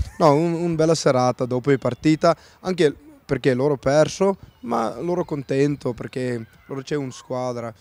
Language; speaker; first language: Italian; non-native, learner; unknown